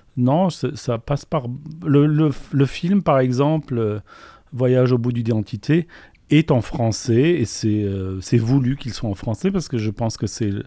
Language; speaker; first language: French; non-native, local second language; Polish